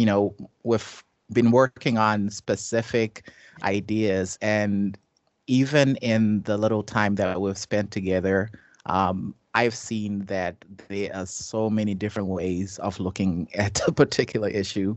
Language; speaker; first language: English; non-native, local second language; Shona